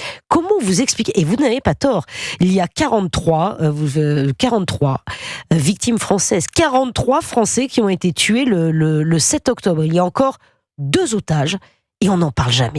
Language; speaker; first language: French; native; French